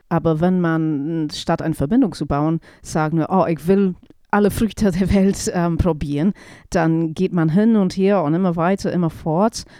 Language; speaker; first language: German; non-native, fluent; English